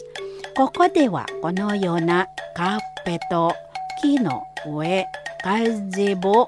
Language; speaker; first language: Japanese; non-native, learner; Indonesian